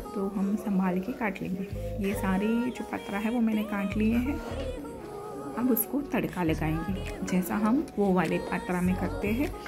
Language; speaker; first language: Hindi; non-native, local second language; Gujarati